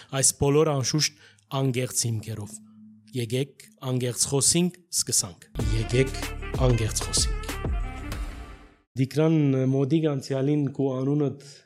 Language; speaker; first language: Armenian; early bilingual, heritage; Armenian